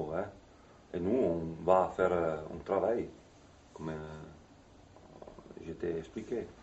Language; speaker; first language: French; non-native, fluent; Italian